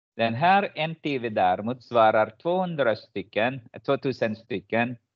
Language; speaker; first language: Swedish; non-native, fluent; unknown